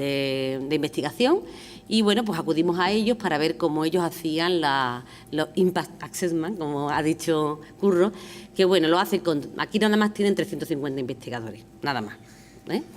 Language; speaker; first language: Spanish; native; Spanish